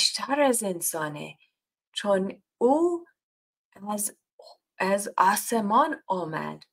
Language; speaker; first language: Persian; non-native, learner; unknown